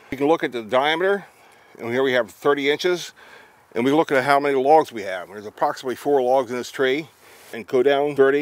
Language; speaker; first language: English; native; English